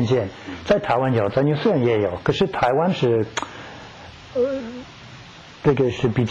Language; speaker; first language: Chinese; non-native, learner; English